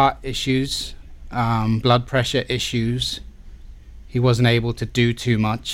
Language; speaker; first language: English; native; English